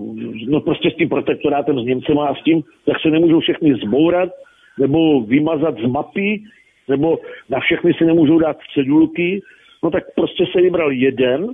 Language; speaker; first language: Czech; native; Czech